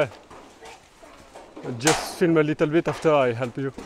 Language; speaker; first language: English; non-native, learner; French